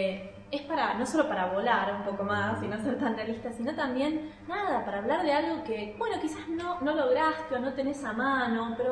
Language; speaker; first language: Spanish; native; Spanish